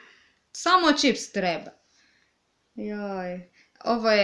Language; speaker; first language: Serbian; non-native, learner; English